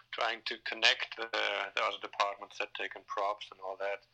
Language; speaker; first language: English; non-native, fluent; Danish